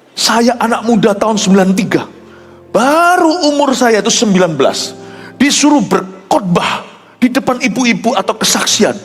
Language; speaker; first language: Indonesian; native; Indonesian